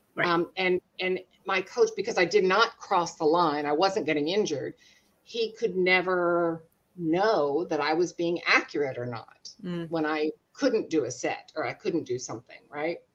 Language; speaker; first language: English; native; English